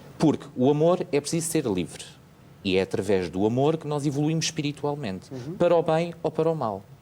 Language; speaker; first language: Portuguese; native; Portuguese